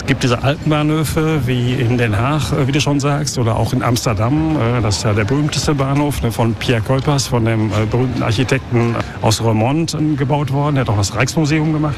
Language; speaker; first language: German; native; German